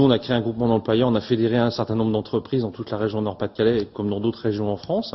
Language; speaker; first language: French; native; French